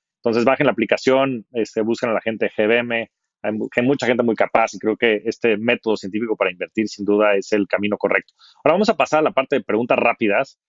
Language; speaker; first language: Spanish; native; Spanish